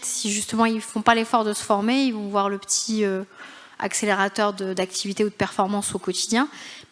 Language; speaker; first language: French; native; French